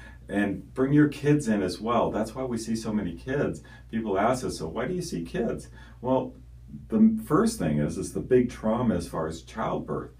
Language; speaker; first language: English; native; English